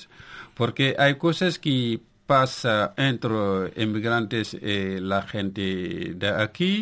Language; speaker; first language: Spanish; non-native, local second language; Wolof